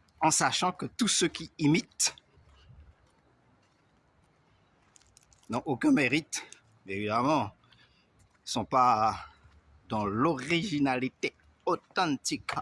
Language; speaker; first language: French; native; French